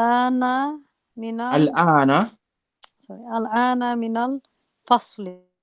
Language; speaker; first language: Arabic; non-native, learner; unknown